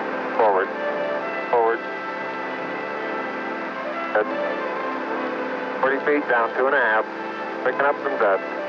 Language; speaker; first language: English; native; English